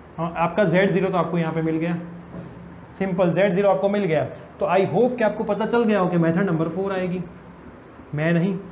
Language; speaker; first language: Hindi; non-native, local second language; Gujarati